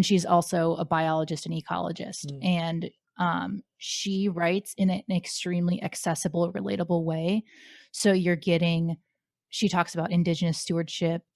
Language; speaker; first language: English; native; English